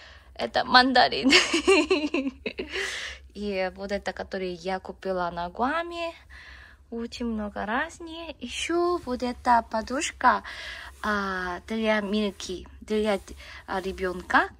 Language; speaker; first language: Russian; non-native, learner; Korean